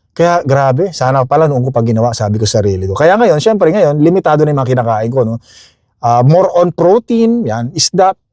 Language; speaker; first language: Filipino; native; Filipino